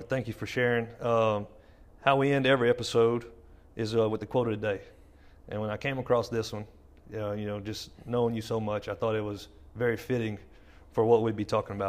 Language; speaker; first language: English; native; English